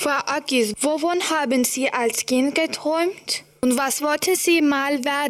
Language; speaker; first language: German; non-native, learner; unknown